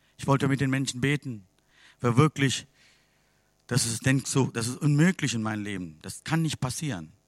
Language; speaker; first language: German; non-native, learner; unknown